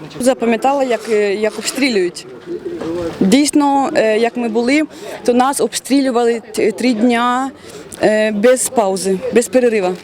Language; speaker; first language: Ukrainian; native; Ukrainian